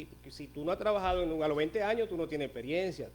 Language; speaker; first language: Spanish; native; Spanish